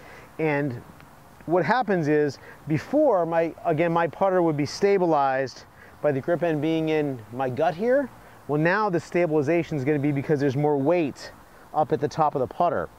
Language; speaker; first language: English; native; English